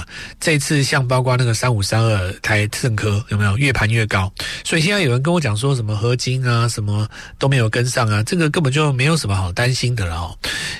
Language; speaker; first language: Chinese; native; Chinese